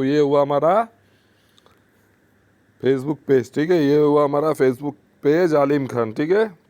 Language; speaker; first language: Hindi; non-native, fluent; Bangla